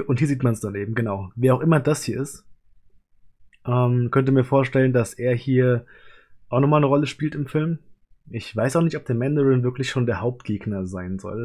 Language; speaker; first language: German; native; German